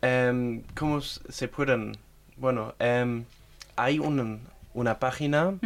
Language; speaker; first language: Spanish; non-native, fluent; German